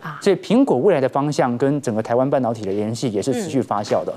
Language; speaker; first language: Chinese; native; Chinese